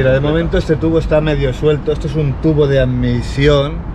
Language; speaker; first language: Spanish; native; Spanish